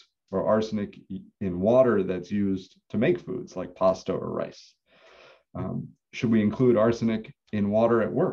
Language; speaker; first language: English; native; English